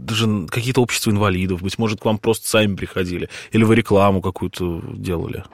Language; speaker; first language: Russian; native; Russian